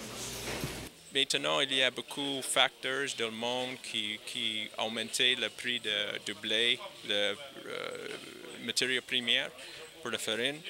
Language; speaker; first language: French; non-native, learner; English